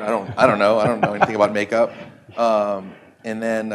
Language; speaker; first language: English; native; English